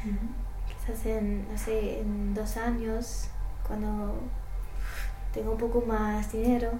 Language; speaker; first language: Spanish; non-native, learner; English